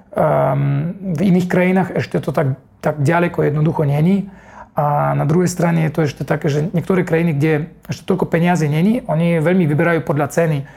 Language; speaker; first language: Slovak; non-native, fluent; Russian